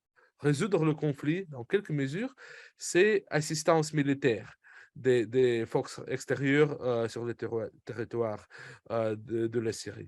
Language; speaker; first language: French; non-native, fluent; Russian